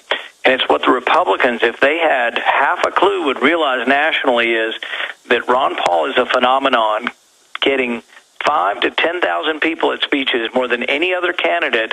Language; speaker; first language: English; native; English